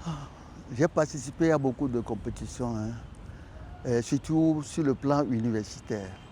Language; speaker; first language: French; non-native, local second language; Ewe